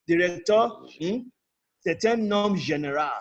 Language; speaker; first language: French; non-native, fluent; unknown